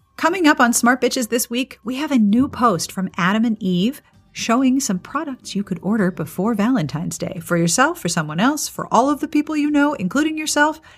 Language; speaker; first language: English; native; English